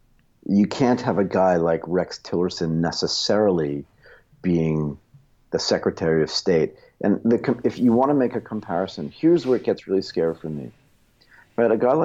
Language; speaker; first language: English; native; English